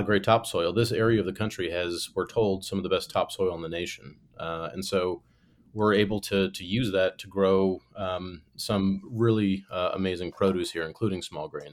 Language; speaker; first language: English; native; English